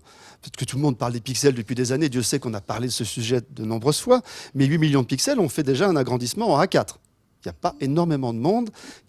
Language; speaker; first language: French; native; French